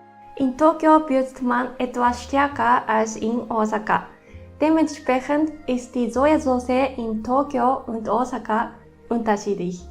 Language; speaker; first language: German; non-native, fluent; Japanese